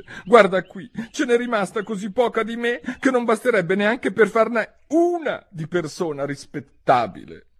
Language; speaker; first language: Italian; native; Italian